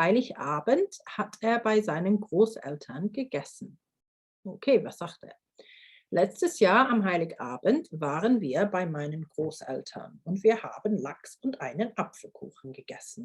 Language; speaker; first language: German; non-native, fluent; English